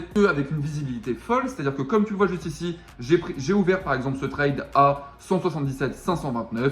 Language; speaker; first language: French; native; French